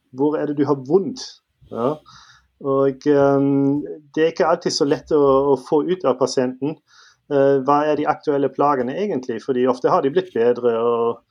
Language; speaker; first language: Norwegian; non-native, fluent; German